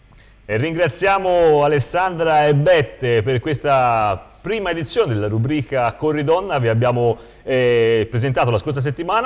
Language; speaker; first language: Italian; native; Italian